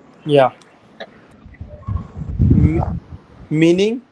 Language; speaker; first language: English; non-native, local second language; Hindi